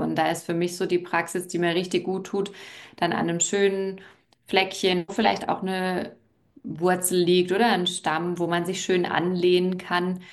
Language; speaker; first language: German; native; German